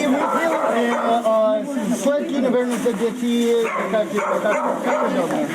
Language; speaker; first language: Russian; non-native, learner; English